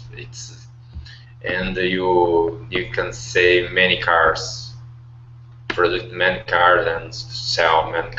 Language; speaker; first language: English; non-native, learner; Portuguese